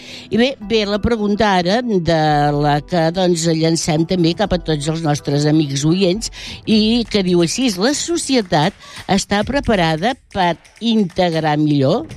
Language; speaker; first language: Catalan; native; Catalan